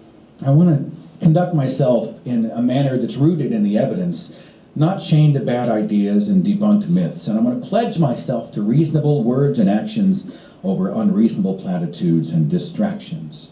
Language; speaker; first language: English; native; English